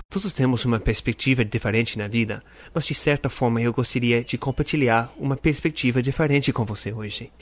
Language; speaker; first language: Portuguese; non-native, fluent; English